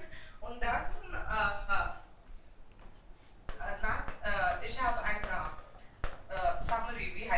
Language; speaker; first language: German; non-native, learner; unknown